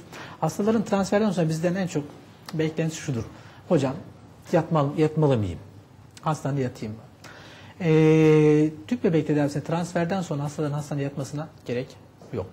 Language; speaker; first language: Turkish; native; Turkish